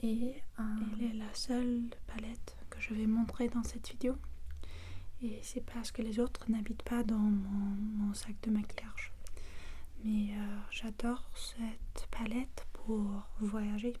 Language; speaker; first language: French; non-native, learner; English